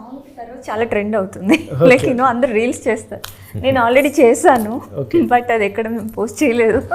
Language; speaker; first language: Telugu; non-native, local second language; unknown